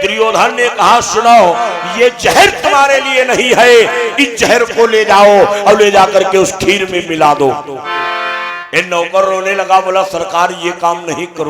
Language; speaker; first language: Hindi; native; Hindi